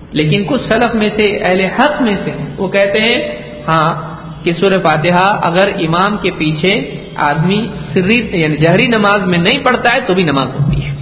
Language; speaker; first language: Urdu; native; Urdu